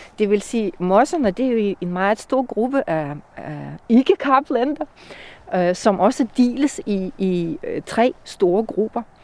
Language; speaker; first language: Danish; non-native, fluent; Russian